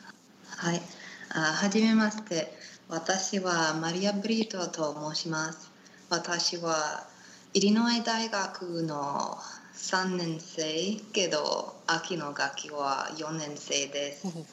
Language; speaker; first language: Japanese; non-native, learner; Spanish